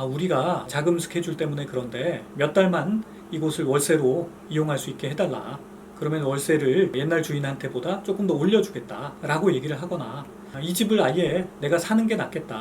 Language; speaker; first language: Korean; native; Korean